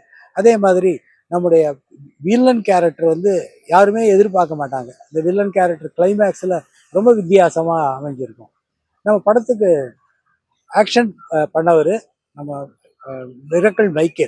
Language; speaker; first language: Tamil; native; Tamil